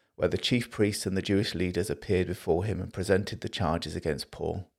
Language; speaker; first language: English; native; English